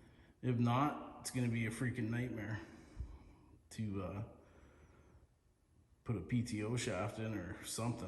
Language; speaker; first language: English; native; English